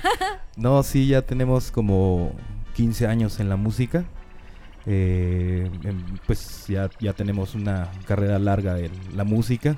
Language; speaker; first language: Spanish; native; Spanish